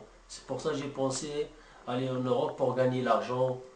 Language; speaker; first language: French; non-native, learner; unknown